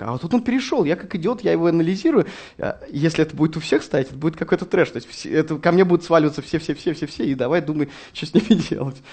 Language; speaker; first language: Russian; native; Russian